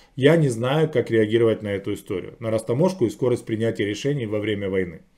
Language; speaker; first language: Russian; native; Russian